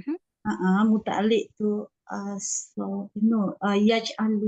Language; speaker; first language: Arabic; non-native, learner; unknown